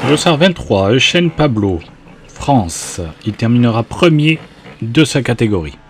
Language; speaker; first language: French; native; French